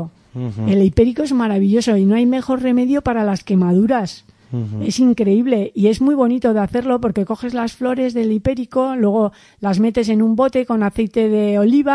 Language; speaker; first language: Spanish; native; Spanish